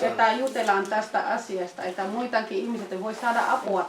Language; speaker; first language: Finnish; non-native, fluent; Swahili